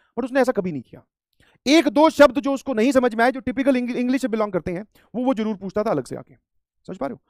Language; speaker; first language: Hindi; native; Hindi